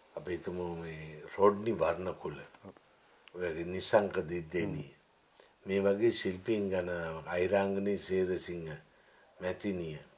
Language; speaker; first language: Sinhala; native; Sinhala